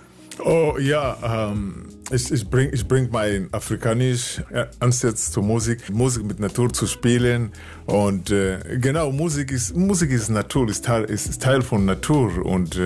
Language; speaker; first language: German; non-native, learner; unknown